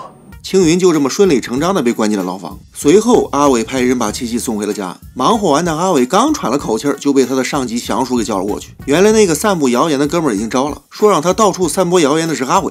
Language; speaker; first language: Chinese; native; Chinese